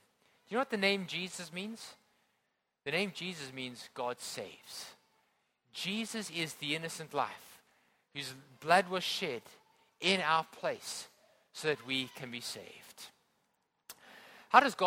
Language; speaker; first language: English; native; English